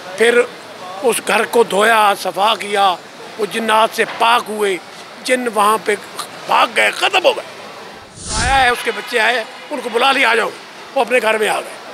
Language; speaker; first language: Urdu; non-native, local second language; Punjabi